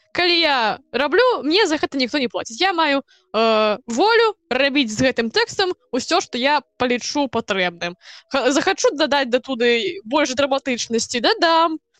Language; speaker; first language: Belarusian; non-native, local second language; Russian